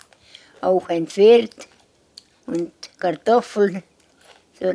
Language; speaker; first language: German; non-native, learner; Estonian